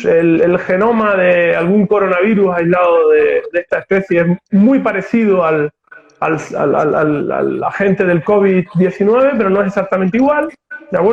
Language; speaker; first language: Spanish; native; Spanish